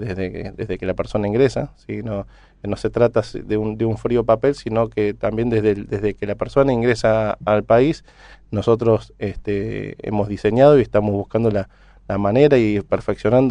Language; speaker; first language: Spanish; native; Spanish